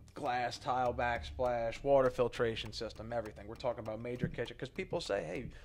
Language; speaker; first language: English; native; English